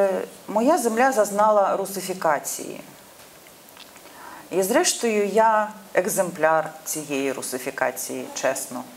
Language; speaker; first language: Ukrainian; non-native, local second language; Russian